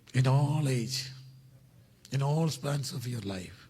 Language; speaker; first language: English; non-native, local second language; Malayalam